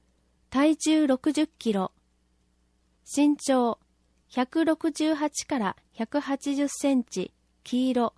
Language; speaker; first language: Japanese; native; Japanese